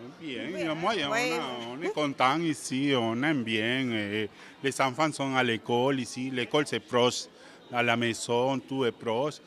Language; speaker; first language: French; non-native, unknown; Spanish